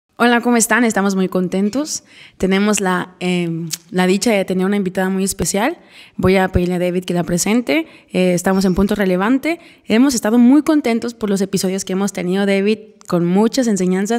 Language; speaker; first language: Spanish; native; Spanish